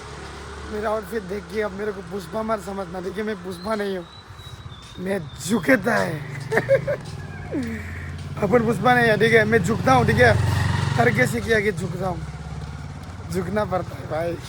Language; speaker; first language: Hindi; non-native, local second language; Bangla